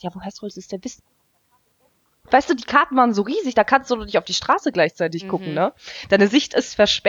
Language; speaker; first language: German; native; German